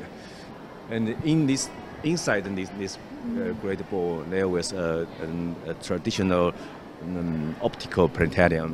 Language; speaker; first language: English; non-native, learner; Chinese